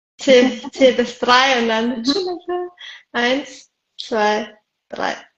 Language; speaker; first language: German; early bilingual, other home language; Arabic